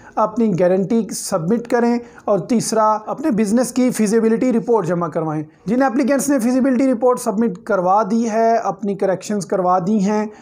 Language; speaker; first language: Urdu; native; Urdu